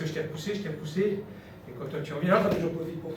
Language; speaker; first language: French; native; French